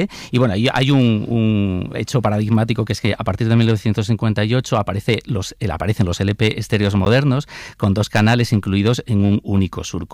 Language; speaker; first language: Spanish; native; Spanish